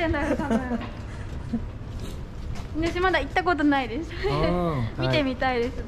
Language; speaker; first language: Japanese; native; Japanese